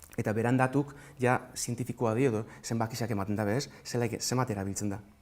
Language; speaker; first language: Basque; native; Basque